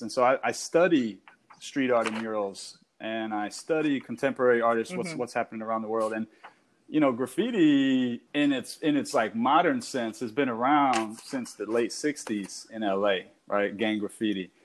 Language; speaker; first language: English; native; English